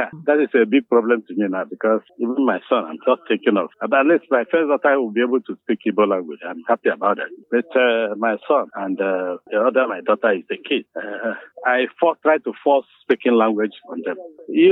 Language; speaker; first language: English; non-native, local second language; Igbo